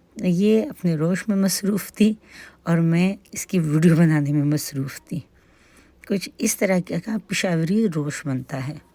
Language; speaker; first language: Urdu; non-native, local second language; Pashto